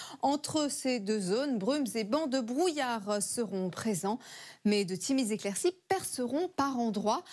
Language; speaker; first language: French; native; French